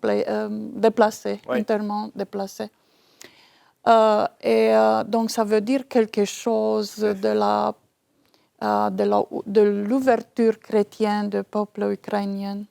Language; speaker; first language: French; non-native, fluent; Romanian